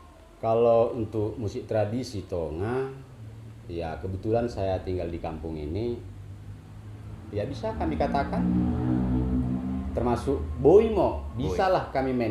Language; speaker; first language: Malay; non-native, local second language; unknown